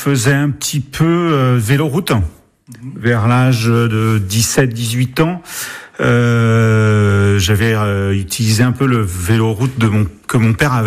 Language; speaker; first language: French; native; French